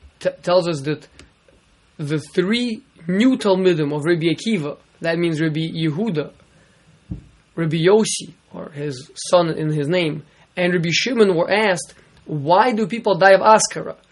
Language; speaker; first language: English; native; English